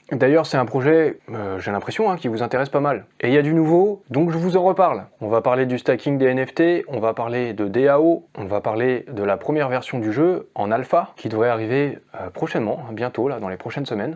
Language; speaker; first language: French; native; French